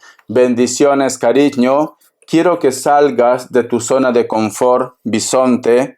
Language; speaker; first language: Spanish; native; Spanish